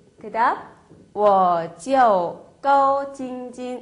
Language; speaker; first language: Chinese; non-native, fluent; Korean